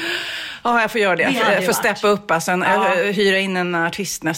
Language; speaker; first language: Swedish; native; Swedish